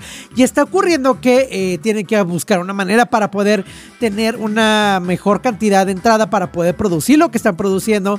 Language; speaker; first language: Spanish; native; Spanish